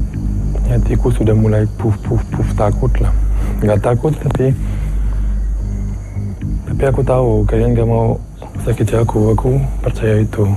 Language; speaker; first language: Indonesian; non-native, fluent; English